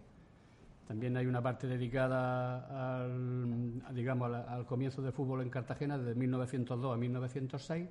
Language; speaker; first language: Spanish; native; Spanish